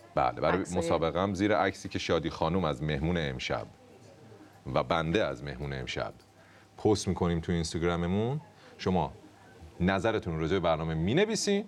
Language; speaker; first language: Persian; native; Persian